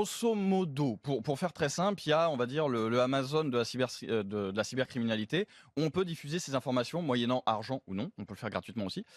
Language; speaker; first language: French; native; French